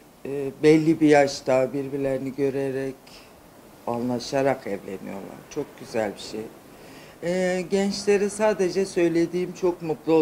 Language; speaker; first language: Turkish; non-native, local second language; Kurdish